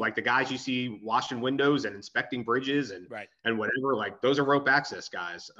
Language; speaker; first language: English; native; English